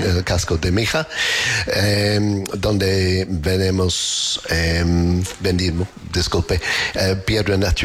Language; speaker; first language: Spanish; non-native, learner; English